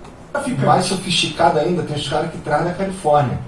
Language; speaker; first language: Portuguese; native; Portuguese